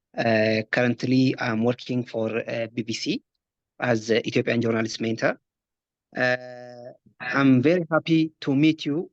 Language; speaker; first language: English; non-native, local second language; Amharic